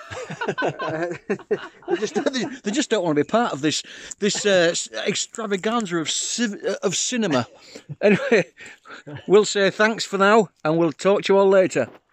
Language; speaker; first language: English; native; English